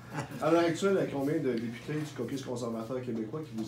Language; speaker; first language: French; native; French